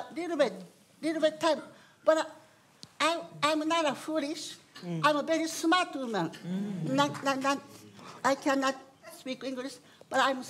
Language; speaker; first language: English; non-native, learner; Japanese